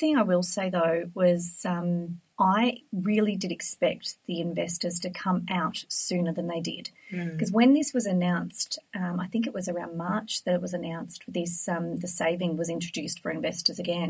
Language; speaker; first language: English; native; English